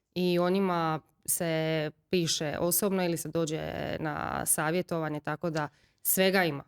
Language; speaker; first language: Croatian; native; Croatian